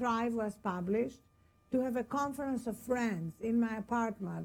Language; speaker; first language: English; non-native, fluent; Greek